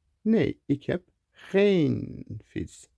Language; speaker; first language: Dutch; non-native, learner; Turkish